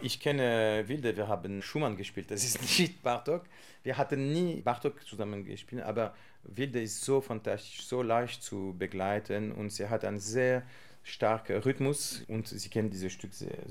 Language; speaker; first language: German; non-native, learner; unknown